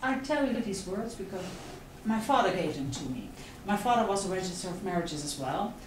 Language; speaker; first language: English; non-native, fluent; Dutch